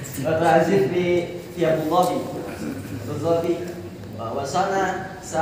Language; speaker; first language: Arabic; non-native, learner; Indonesian